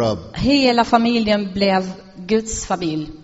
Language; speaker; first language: Swedish; non-native, fluent; Arabic